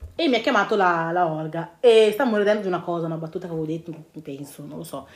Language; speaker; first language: Italian; early bilingual, other home language; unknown